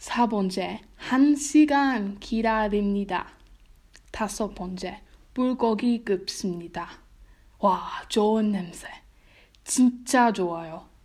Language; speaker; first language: Korean; non-native, learner; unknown